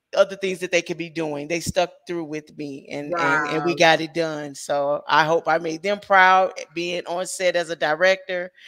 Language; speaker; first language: English; native; English